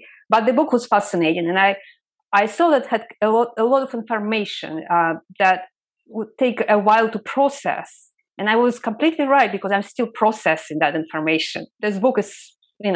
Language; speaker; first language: English; non-native, fluent; Russian